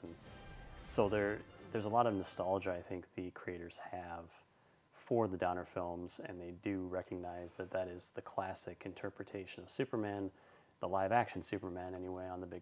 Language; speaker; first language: English; native; English